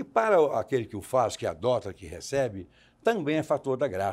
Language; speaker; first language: Portuguese; native; Portuguese